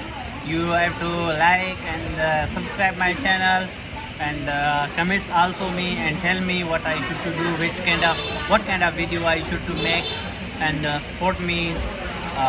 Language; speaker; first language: English; non-native, learner; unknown